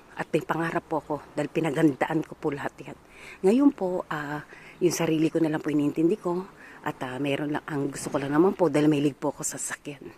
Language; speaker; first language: Filipino; native; Filipino